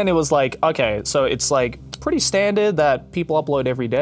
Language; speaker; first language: English; non-native, local second language; Japanese